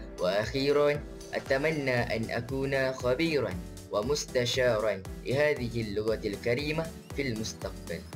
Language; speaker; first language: Arabic; non-native, learner; Malay